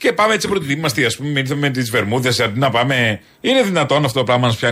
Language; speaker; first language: Greek; native; Greek